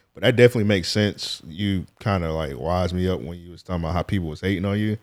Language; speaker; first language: English; native; English